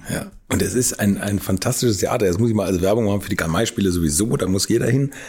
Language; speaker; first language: German; native; German